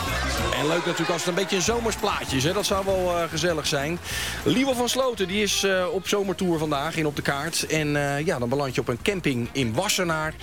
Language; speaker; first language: Dutch; native; Dutch